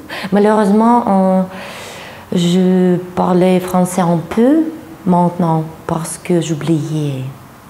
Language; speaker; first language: French; non-native, learner; Russian